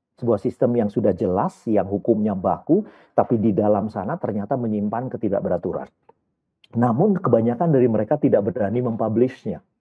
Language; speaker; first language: Indonesian; native; Indonesian